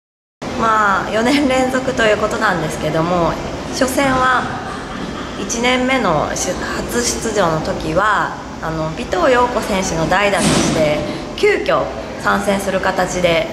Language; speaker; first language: Japanese; native; Japanese